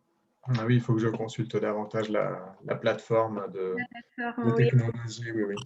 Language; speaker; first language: French; native; French